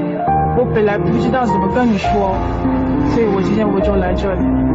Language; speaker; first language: Chinese; non-native, learner; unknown